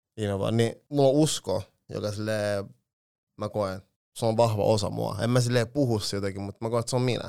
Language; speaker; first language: Finnish; early bilingual, other home language; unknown